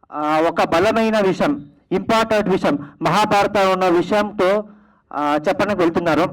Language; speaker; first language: Telugu; non-native, learner; Kannada